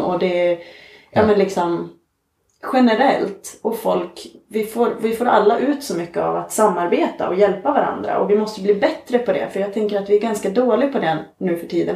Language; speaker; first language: Swedish; native; Swedish